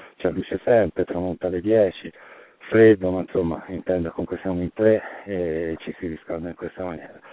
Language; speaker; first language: Italian; native; Italian